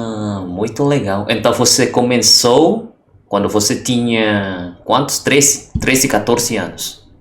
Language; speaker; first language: Portuguese; non-native, learner; Indonesian